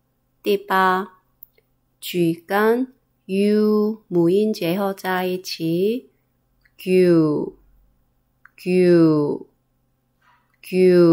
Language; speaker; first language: Chinese; non-native, fluent; Korean